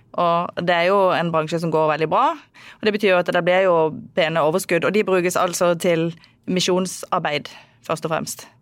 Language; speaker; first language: Norwegian; native; Norwegian